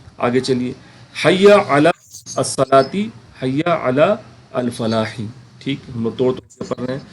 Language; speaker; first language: Urdu; native; Urdu